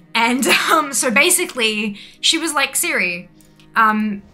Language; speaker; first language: English; native; English